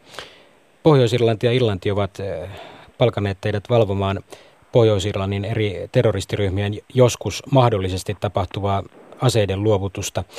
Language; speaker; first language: Finnish; native; Finnish